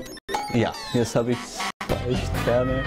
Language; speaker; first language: German; non-native, learner; Persian